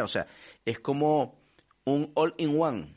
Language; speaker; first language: Spanish; native; Spanish